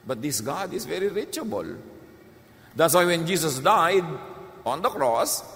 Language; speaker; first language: English; non-native, local second language; Filipino